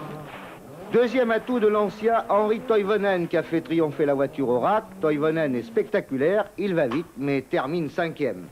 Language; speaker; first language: French; native; French